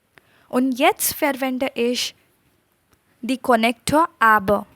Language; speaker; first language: German; non-native, fluent; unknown